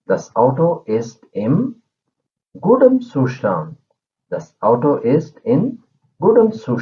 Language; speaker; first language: German; non-native, fluent; Urdu